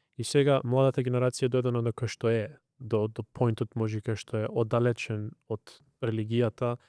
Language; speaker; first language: Macedonian; early bilingual, heritage; Macedonian